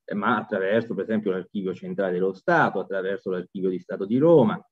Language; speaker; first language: Italian; native; Italian